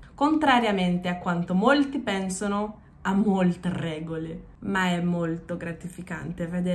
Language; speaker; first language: Italian; non-native, fluent; Portuguese